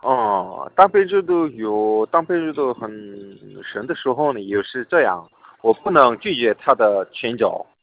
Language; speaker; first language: Chinese; non-native, fluent; Korean